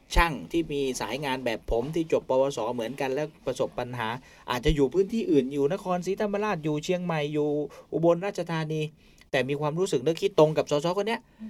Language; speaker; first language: Thai; native; Thai